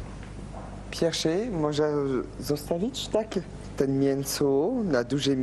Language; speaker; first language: Polish; non-native, learner; French